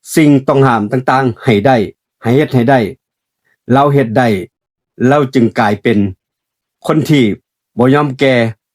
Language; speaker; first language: Lao; native; Lao